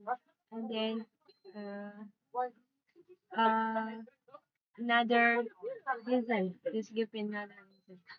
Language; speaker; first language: English; non-native, learner; Indonesian